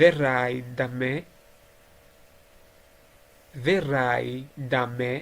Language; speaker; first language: Italian; non-native, learner; Georgian